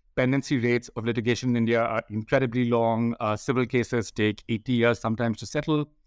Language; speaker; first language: English; non-native, local second language; Hindi